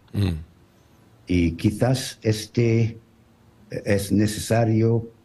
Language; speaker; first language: Spanish; non-native, learner; French